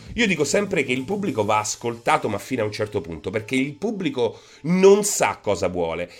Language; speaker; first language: Italian; native; Italian